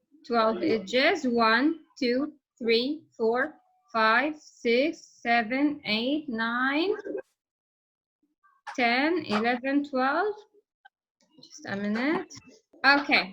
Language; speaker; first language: English; non-native, fluent; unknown